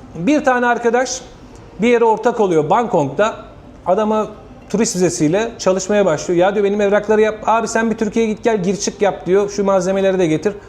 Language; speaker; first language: Turkish; native; Turkish